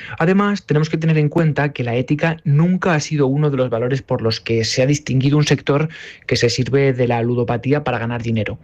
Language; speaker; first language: Spanish; native; Spanish